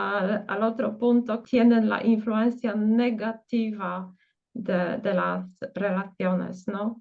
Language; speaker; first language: Spanish; non-native, fluent; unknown